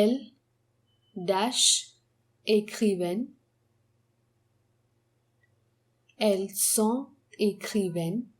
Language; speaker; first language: French; non-native, fluent; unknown